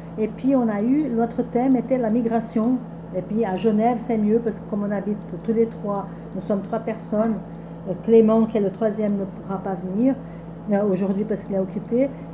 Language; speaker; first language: French; non-native, fluent; Portuguese